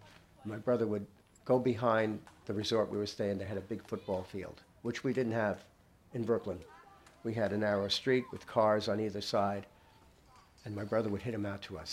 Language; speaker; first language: English; native; English